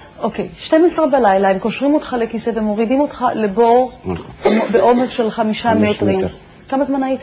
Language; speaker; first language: Hebrew; native; Hebrew